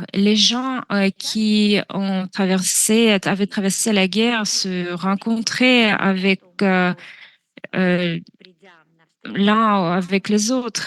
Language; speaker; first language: French; non-native, fluent; Russian